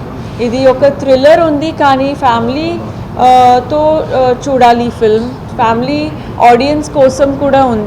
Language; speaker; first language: Telugu; non-native, fluent; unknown